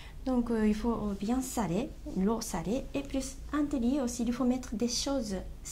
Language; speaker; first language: French; non-native, learner; Japanese